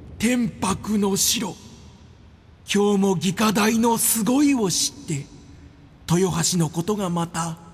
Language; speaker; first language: Japanese; native; Japanese